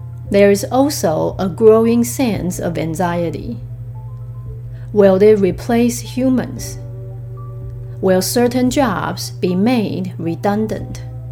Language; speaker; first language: English; non-native, fluent; Chinese